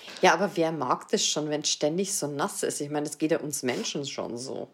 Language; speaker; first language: German; native; German